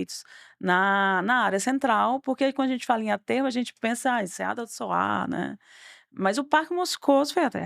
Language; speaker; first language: Portuguese; native; Portuguese